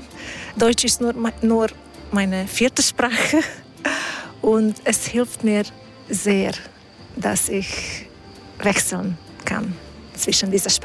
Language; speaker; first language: German; non-native, fluent; Hungarian